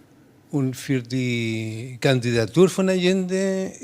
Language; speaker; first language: German; non-native, learner; Spanish